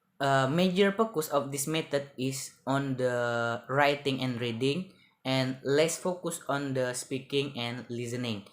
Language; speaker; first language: English; non-native, learner; Indonesian